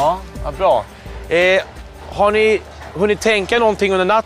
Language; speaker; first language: Swedish; native; Swedish